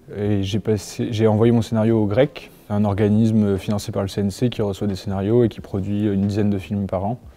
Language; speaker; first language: French; native; French